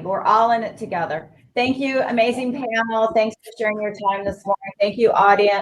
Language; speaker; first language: English; native; English